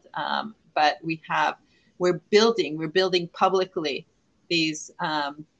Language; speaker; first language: English; non-native, fluent; Hebrew